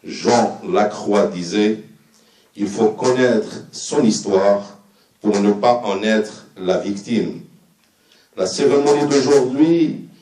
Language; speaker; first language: French; non-native, local second language; Arabic